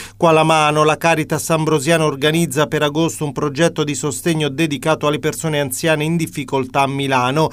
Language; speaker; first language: Italian; native; Italian